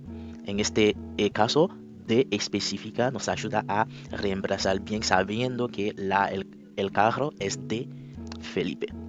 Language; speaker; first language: Spanish; non-native, fluent; French